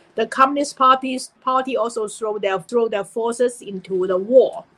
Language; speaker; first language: English; non-native, fluent; Chinese